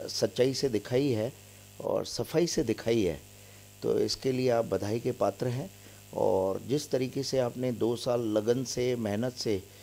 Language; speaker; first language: Hindi; native; Hindi